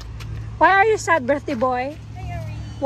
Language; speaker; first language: English; non-native, local second language; Cebuano